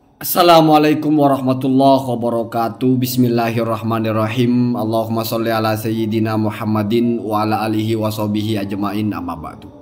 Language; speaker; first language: Indonesian; non-native, local second language; Madurese